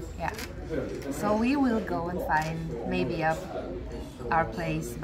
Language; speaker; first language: English; non-native, fluent; Norwegian